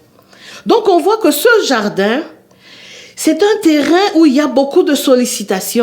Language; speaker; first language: French; native; French